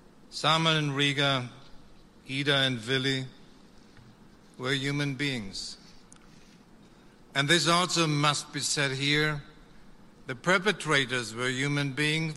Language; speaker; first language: English; non-native, fluent; German